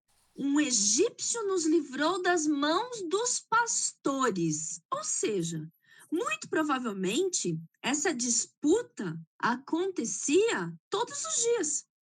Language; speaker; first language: Portuguese; native; Portuguese